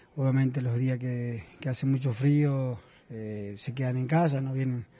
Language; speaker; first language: Spanish; native; Spanish